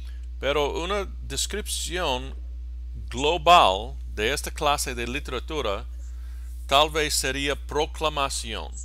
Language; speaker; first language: Spanish; non-native, fluent; English